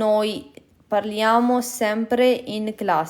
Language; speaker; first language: Italian; non-native, fluent; Urdu